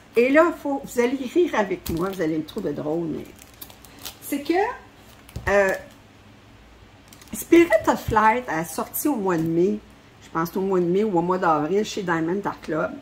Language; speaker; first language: French; native; French